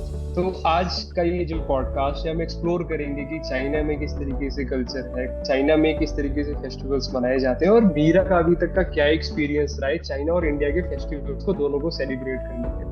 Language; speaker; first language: Hindi; native; Hindi